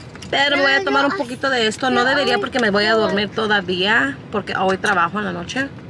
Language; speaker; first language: Spanish; early bilingual, heritage; Spanish